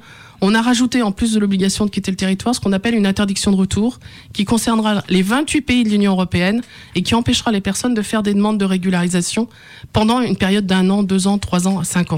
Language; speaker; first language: French; native; French